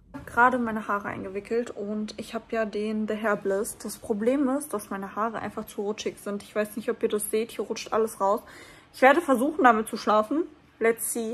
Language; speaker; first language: German; native; German